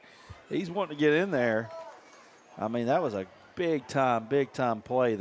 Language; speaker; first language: English; native; English